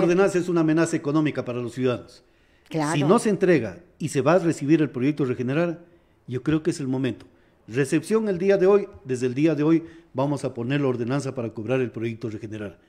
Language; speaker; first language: Spanish; native; Spanish